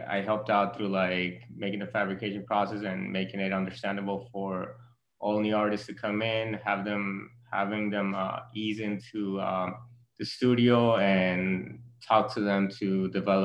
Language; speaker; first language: English; non-native, fluent; Spanish